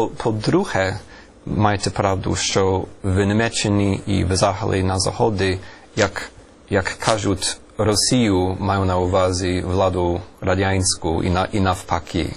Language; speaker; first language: Ukrainian; non-native, fluent; English